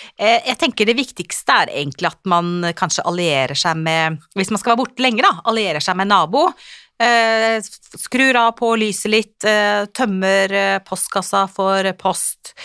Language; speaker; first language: Norwegian; native; Norwegian